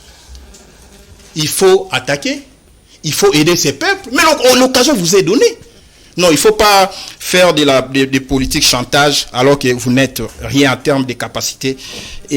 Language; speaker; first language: French; non-native, local second language; Lingala